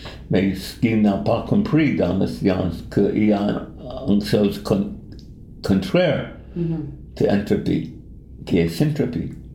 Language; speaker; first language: French; non-native, fluent; English